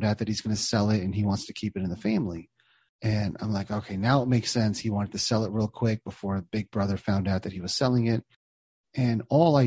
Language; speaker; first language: English; native; English